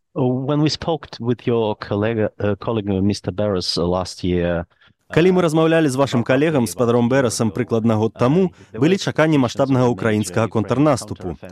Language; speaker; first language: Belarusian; native; Belarusian